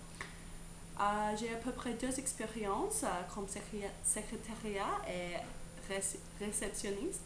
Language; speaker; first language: French; non-native, learner; English